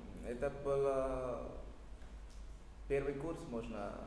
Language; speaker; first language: Russian; non-native, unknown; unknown